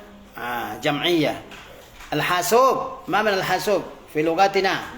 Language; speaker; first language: Arabic; non-native, fluent; Indonesian